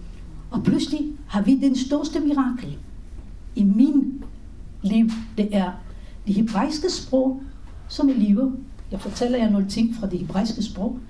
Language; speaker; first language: Danish; non-native, fluent; Hebrew